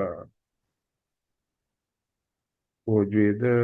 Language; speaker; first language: Chinese; non-native, learner; Indonesian